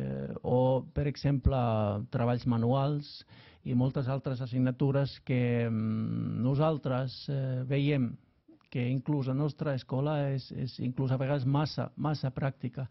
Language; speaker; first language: Catalan; non-native, fluent; Finnish